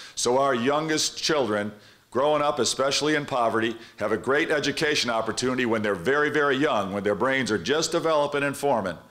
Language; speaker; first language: English; native; English